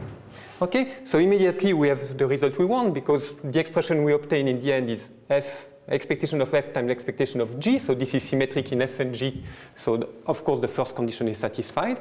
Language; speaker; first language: English; non-native, fluent; French